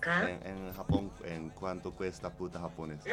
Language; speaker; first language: Spanish; non-native, learner; Japanese